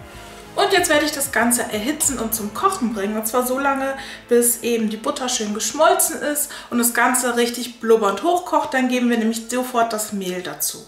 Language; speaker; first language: German; native; German